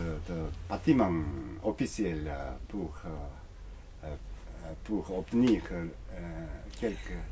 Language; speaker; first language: French; non-native, learner; Korean